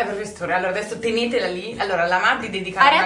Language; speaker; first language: Italian; native; Italian